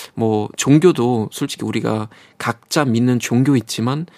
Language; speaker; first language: Korean; non-native, fluent; German